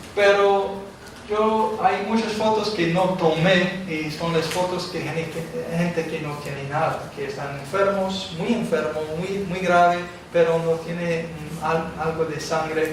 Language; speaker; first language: Spanish; non-native, fluent; English